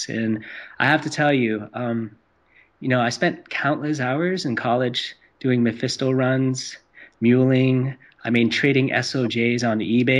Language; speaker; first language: English; non-native, local second language; Cantonese